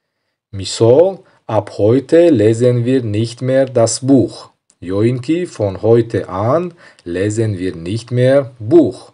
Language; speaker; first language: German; non-native, learner; Tajik